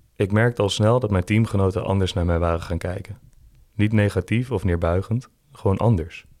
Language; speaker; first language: Dutch; native; Dutch